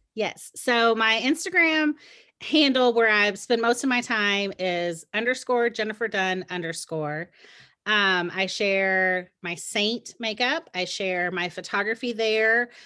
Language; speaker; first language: English; native; English